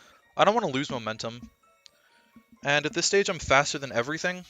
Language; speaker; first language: English; native; English